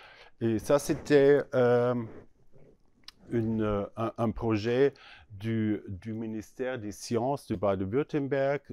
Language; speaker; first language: French; non-native, learner; German